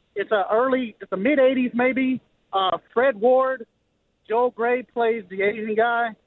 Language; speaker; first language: English; native; English